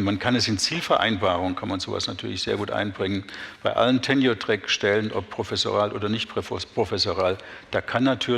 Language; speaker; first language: German; native; German